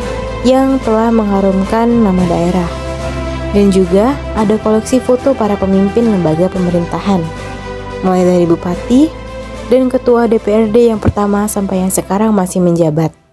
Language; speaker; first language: Indonesian; native; Indonesian